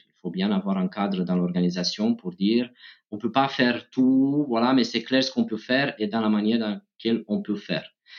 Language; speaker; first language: French; non-native, fluent; Romanian